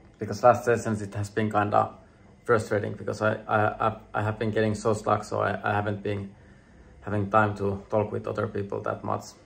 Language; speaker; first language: English; non-native, fluent; Finnish